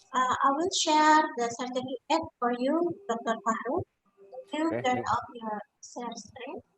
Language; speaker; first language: English; non-native, fluent; Indonesian